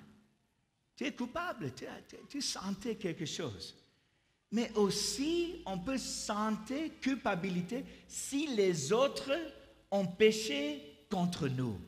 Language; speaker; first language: French; non-native, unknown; English